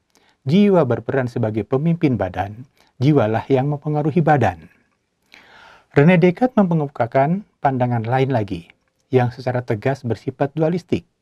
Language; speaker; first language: Indonesian; native; Indonesian